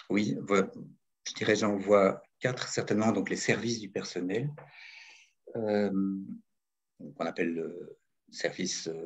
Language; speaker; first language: French; native; French